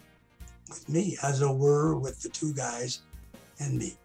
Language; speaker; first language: English; native; English